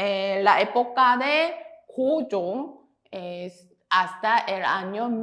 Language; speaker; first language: Spanish; non-native, fluent; Korean